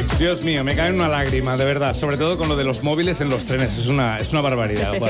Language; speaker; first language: Spanish; native; Spanish